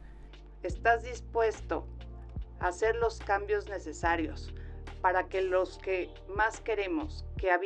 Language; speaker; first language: Spanish; native; Spanish